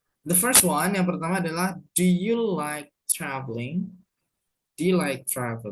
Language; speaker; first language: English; non-native, fluent; Indonesian